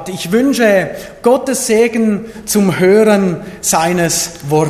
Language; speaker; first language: German; native; German